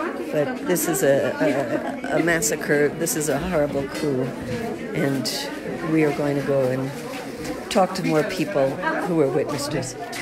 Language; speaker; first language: English; native; English